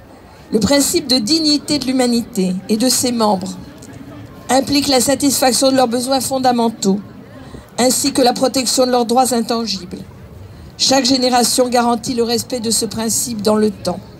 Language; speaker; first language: French; native; French